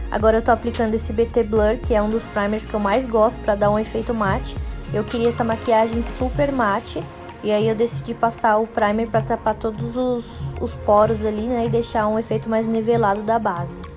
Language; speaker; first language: Portuguese; native; Portuguese